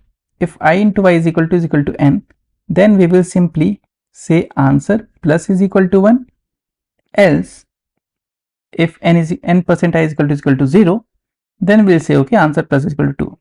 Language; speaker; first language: English; non-native, local second language; Hindi